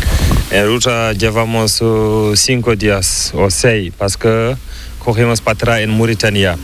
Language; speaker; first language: Spanish; non-native, learner; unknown